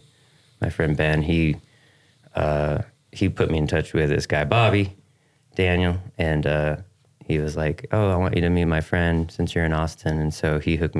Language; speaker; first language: English; native; English